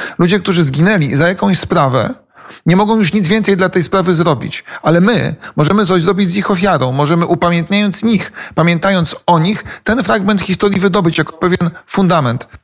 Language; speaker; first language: Polish; native; Polish